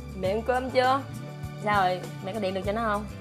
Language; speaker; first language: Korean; non-native, learner; Vietnamese